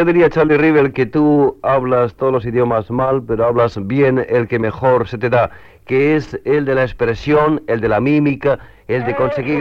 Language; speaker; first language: Spanish; native; Spanish